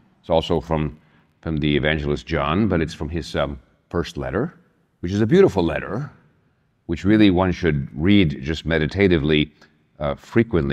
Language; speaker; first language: English; early bilingual, other home language; Spanish